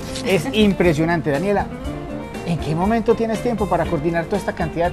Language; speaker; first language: Spanish; native; Spanish